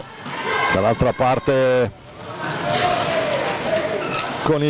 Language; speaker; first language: Italian; native; Italian